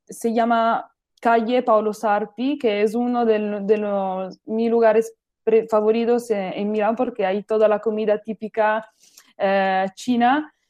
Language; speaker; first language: Spanish; non-native, learner; Italian